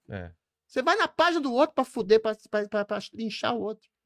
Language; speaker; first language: Portuguese; native; Portuguese